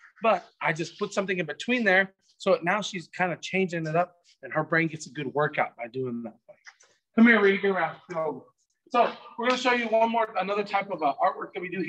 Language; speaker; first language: English; native; English